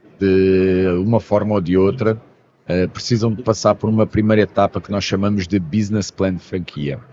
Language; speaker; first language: Portuguese; native; Portuguese